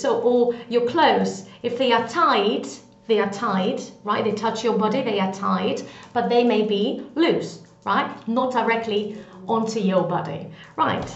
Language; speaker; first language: English; non-native, fluent; Greek